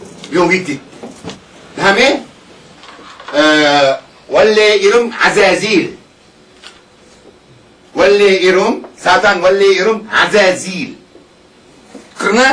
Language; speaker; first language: Korean; non-native, learner; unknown